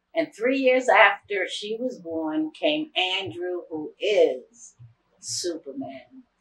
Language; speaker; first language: English; native; English